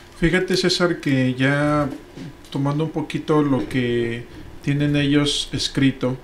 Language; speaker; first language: Spanish; native; Spanish